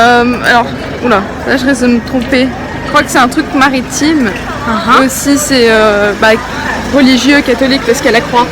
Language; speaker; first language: French; non-native, fluent; Portuguese